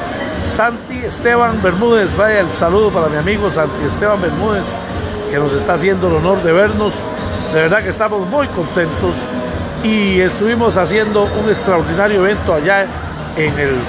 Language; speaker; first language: Spanish; native; Spanish